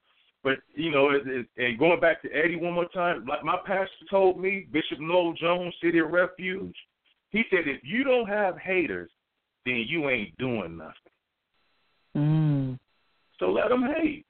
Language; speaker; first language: English; native; English